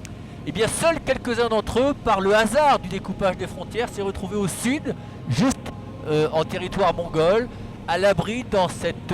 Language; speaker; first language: French; native; French